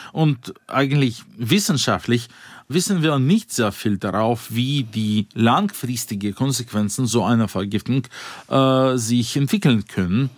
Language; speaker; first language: German; non-native, fluent; Russian